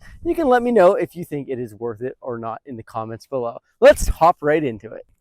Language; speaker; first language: English; native; English